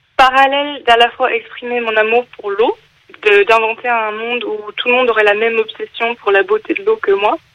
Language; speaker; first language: French; non-native, fluent; English